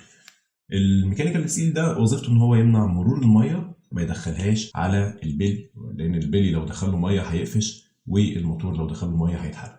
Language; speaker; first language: Arabic; native; Arabic